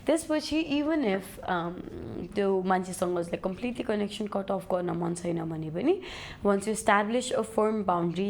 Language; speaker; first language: Nepali; native; Nepali